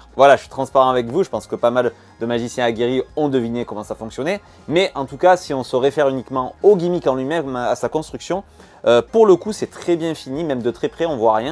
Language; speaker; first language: French; native; French